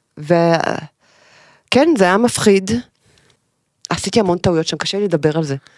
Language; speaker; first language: Hebrew; native; Hebrew